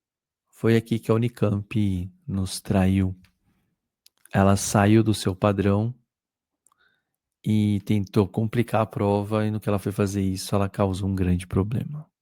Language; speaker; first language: Portuguese; native; Portuguese